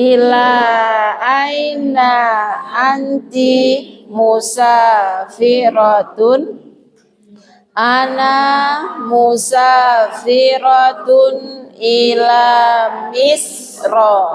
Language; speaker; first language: Arabic; non-native, fluent; Indonesian